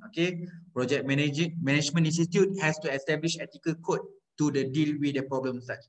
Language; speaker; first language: English; non-native, local second language; Malay